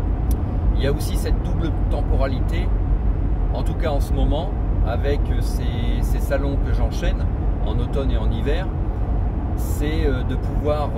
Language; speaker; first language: French; native; French